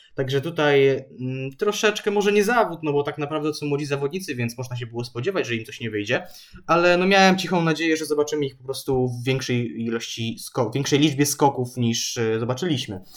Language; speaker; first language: Polish; native; Polish